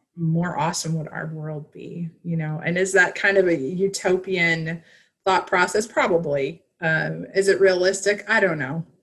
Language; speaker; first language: English; native; English